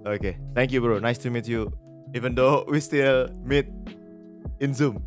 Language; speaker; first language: English; non-native, fluent; Indonesian